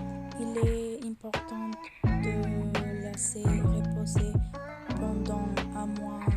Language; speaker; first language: French; non-native, learner; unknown